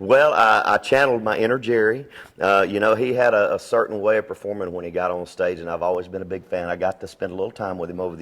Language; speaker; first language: English; native; English